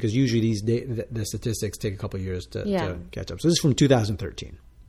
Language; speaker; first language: English; non-native, fluent; Spanish